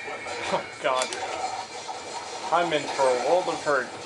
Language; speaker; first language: English; native; English